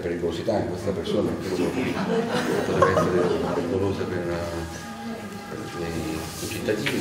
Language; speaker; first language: Italian; native; Italian